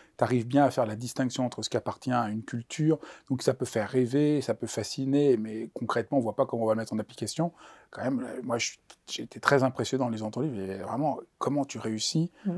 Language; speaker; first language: French; native; French